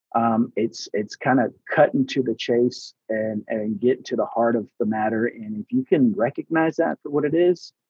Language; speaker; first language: English; early bilingual, other home language; Spanish